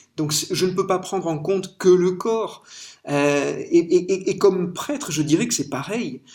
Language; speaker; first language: French; native; French